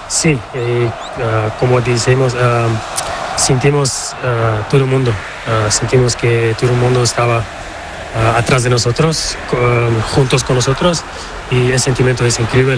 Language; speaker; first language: Spanish; non-native, learner; Portuguese